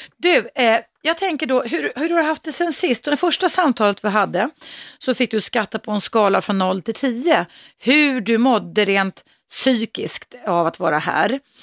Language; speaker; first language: Swedish; native; Swedish